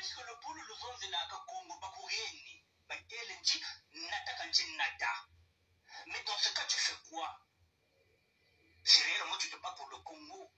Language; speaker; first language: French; non-native, local second language; Lingala